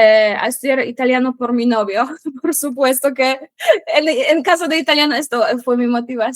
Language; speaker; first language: Spanish; non-native, fluent; Polish